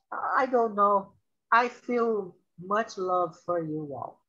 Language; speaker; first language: English; non-native, learner; Portuguese